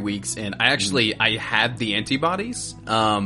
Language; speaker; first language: English; native; English